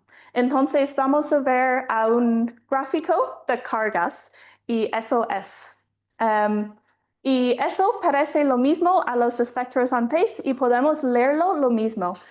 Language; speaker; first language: Spanish; non-native, fluent; English